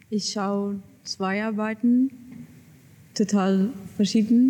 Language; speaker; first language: German; non-native, learner; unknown